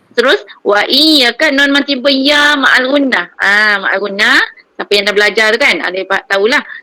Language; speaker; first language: Malay; native; Malay